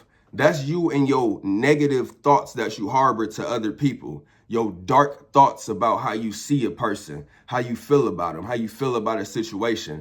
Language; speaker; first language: English; native; English